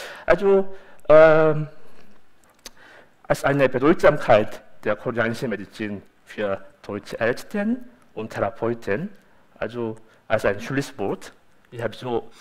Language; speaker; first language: German; non-native, fluent; Korean